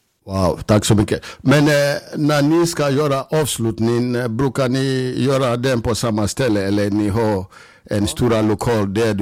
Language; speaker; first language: Swedish; non-native, fluent; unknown